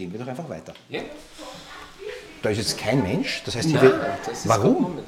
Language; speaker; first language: German; native; German